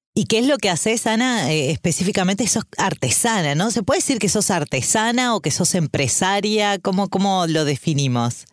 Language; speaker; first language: Spanish; native; Spanish